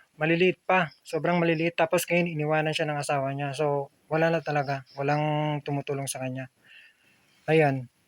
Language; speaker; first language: Filipino; native; Filipino